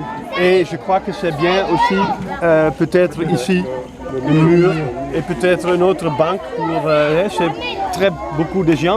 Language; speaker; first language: French; non-native, learner; Dutch